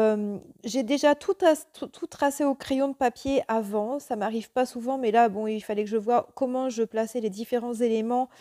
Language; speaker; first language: French; native; French